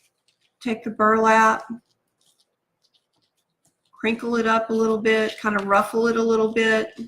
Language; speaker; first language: English; native; English